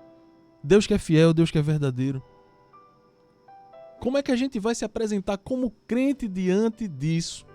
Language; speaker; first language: Portuguese; native; Portuguese